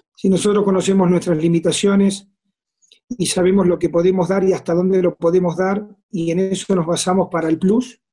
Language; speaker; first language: Spanish; native; Spanish